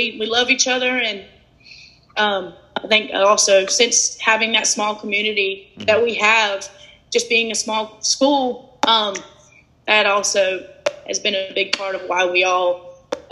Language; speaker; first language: English; native; English